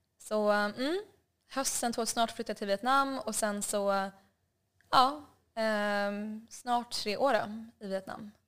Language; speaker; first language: Swedish; native; Swedish